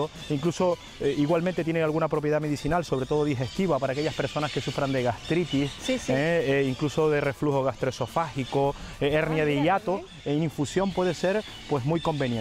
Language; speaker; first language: Spanish; native; Spanish